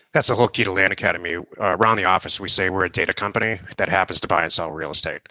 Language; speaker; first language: English; native; English